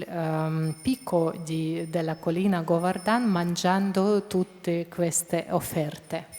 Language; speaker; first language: Italian; non-native, fluent; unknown